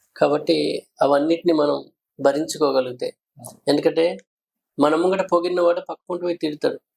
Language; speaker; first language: Telugu; native; Telugu